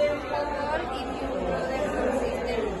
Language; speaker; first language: English; non-native, learner; Spanish